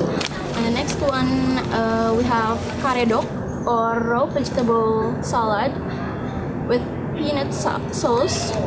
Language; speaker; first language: English; non-native, learner; Indonesian